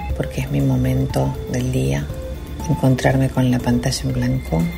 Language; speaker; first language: Spanish; native; Spanish